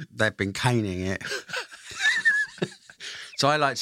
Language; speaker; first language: English; native; English